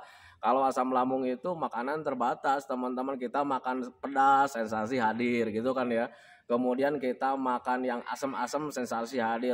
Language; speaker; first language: Indonesian; native; Indonesian